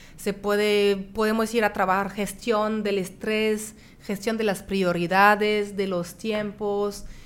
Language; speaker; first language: Spanish; non-native, fluent; French